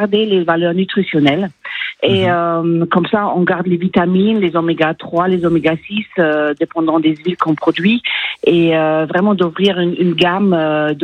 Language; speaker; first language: French; non-native, fluent; German